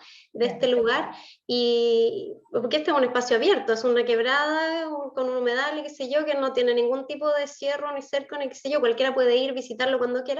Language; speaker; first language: Spanish; native; Spanish